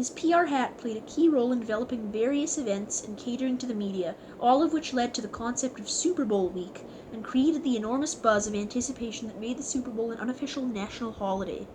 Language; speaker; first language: English; native; English